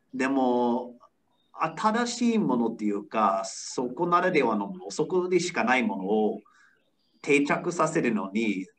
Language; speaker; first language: Japanese; non-native, fluent; English